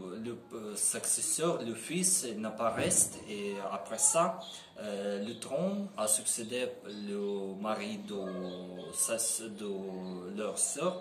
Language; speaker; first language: French; non-native, learner; Ukrainian